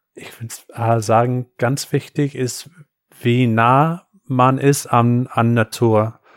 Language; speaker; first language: German; non-native, fluent; English